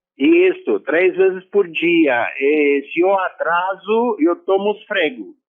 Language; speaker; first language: Portuguese; non-native, fluent; Romanian